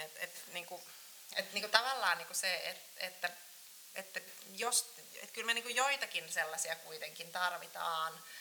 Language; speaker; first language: Finnish; native; Finnish